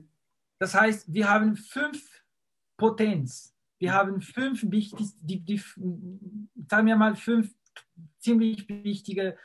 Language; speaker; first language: German; non-native, fluent; Spanish